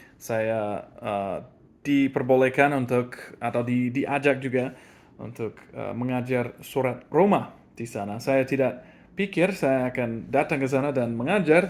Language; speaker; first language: Indonesian; non-native, fluent; English